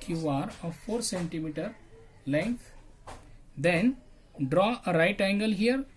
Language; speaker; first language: English; non-native, local second language; Marathi